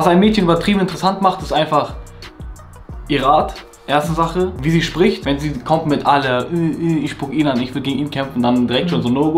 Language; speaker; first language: German; native; German